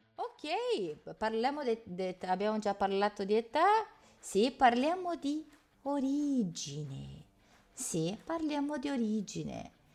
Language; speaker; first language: Italian; non-native, fluent; Portuguese